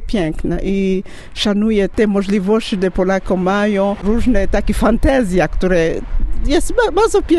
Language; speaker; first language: Polish; non-native, learner; French